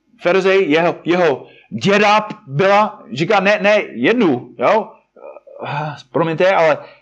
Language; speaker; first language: Czech; non-native, fluent; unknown